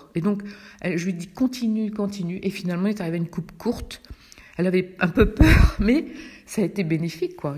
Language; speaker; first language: French; native; French